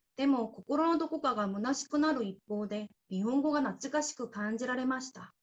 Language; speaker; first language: Japanese; non-native, fluent; Korean